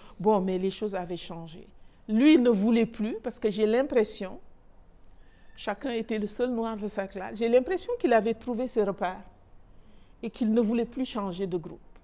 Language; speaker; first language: French; non-native, local second language; Wolof